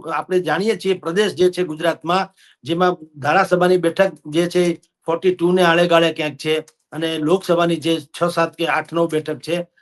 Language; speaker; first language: Gujarati; native; Gujarati